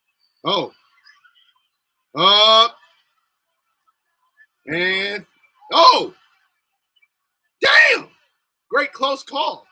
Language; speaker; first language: English; native; English